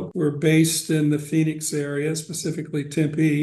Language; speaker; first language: English; native; English